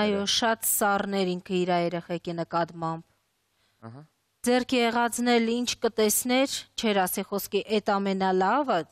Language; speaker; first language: Armenian; early bilingual, other home language; Russian